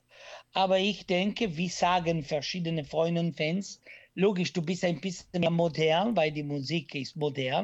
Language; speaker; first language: German; non-native, learner; Italian